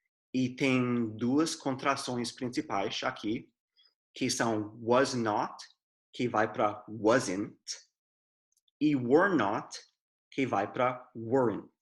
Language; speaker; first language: Portuguese; non-native, fluent; English